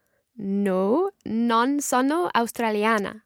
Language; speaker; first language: Italian; non-native, learner; English